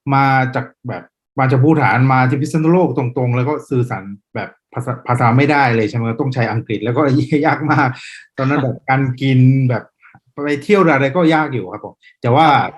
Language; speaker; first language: Thai; non-native, fluent; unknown